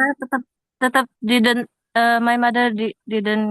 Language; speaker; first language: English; non-native, learner; Indonesian